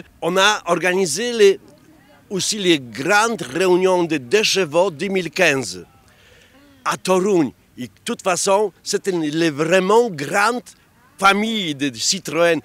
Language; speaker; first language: French; non-native, learner; Polish